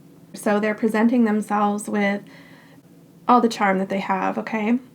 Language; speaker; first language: English; native; English